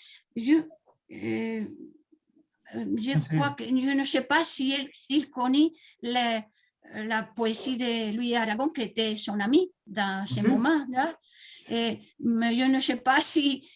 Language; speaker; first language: French; non-native, learner; Spanish